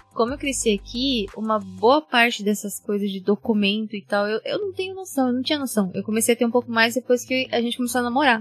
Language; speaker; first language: Portuguese; early bilingual, heritage; Portuguese